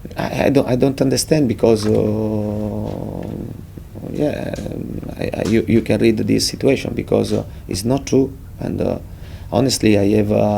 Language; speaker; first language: English; non-native, fluent; Italian